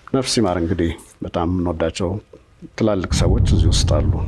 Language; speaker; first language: Amharic; native; Amharic